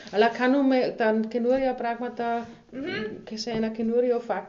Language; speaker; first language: Greek; non-native, learner; German